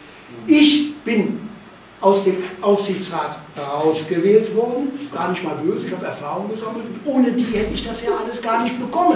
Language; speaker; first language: German; native; German